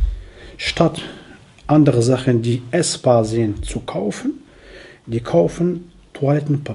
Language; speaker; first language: German; non-native, fluent; Arabic